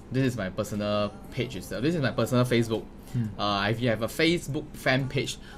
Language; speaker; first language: English; non-native, local second language; Chinese